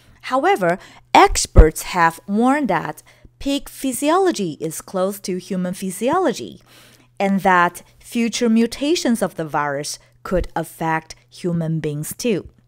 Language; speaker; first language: English; non-native, fluent; Chinese